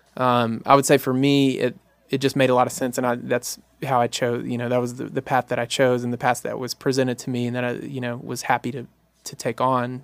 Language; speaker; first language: English; native; English